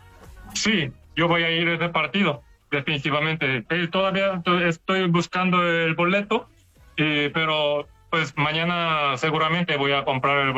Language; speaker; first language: Spanish; non-native, learner; Korean